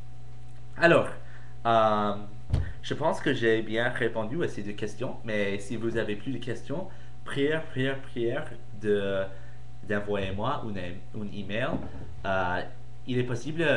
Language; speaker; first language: French; non-native, fluent; English